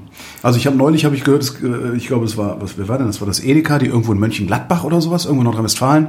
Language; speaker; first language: German; native; German